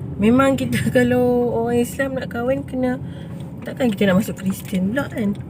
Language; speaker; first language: Malay; native; Malay